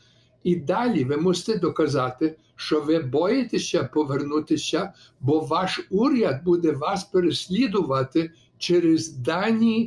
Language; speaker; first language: Ukrainian; early bilingual, heritage; Ukrainian